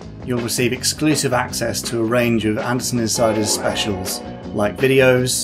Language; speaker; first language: English; native; English